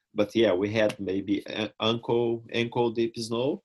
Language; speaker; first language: English; non-native, fluent; Portuguese